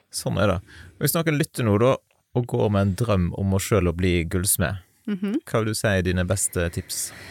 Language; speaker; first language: Norwegian; native; Norwegian